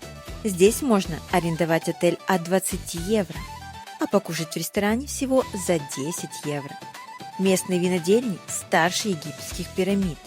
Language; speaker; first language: Russian; native; Russian